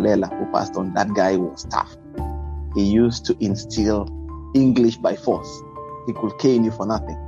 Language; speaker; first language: English; non-native, local second language; Luyia